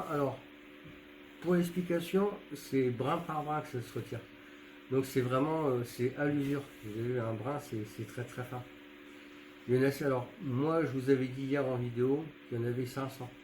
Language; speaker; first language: French; native; French